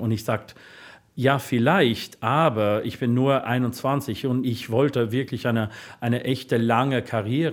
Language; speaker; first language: German; non-native, fluent; English